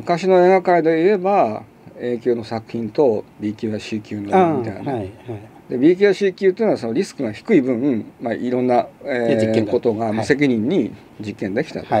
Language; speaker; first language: Japanese; native; Japanese